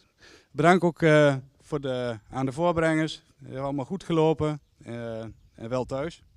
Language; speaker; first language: Dutch; native; Dutch